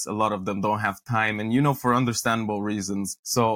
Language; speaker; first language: English; non-native, fluent; Romanian